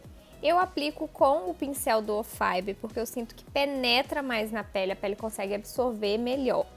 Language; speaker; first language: Portuguese; native; Portuguese